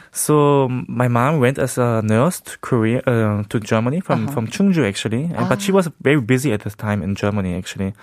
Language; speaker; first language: English; early bilingual, heritage; Korean